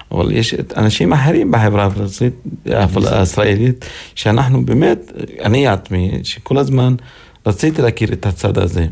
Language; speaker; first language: Hebrew; non-native, local second language; Arabic